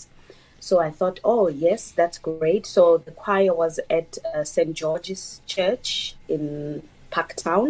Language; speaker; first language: English; non-native, local second language; Northern Sotho